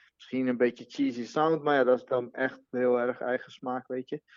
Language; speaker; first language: Dutch; non-native, fluent; Portuguese